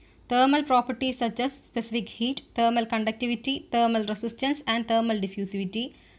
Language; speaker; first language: English; non-native, local second language; Malayalam